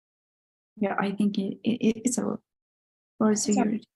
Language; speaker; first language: English; non-native, learner; Spanish